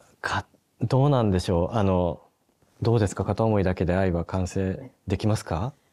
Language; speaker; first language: Japanese; native; Japanese